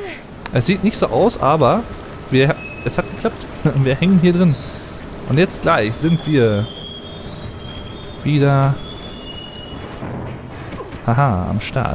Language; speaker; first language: German; native; German